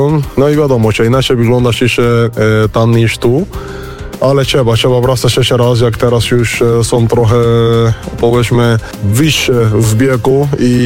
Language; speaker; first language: Polish; non-native, learner; Spanish